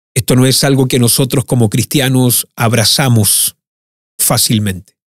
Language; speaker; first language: Spanish; early bilingual, heritage; Spanish